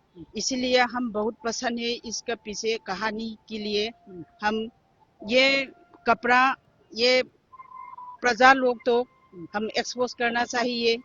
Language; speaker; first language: Hindi; non-native, local second language; Manipuri